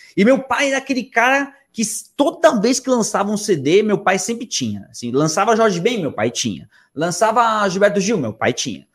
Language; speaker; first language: Portuguese; early bilingual, other home language; Spanish